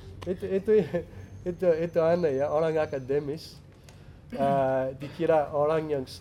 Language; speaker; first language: Indonesian; non-native, fluent; English